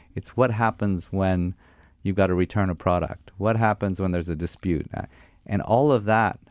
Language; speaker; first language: English; non-native, fluent; Armenian